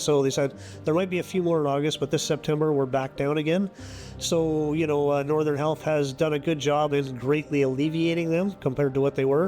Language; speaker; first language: English; native; English